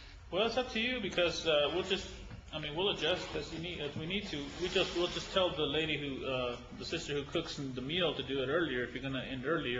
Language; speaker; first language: English; early bilingual, other home language; Spanish